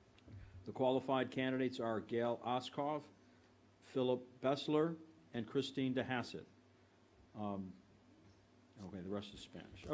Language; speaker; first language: English; native; English